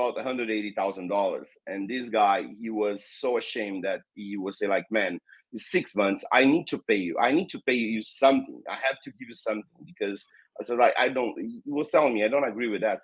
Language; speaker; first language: English; non-native, fluent; Portuguese